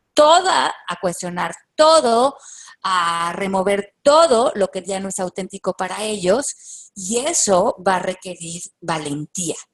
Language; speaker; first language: Spanish; native; Spanish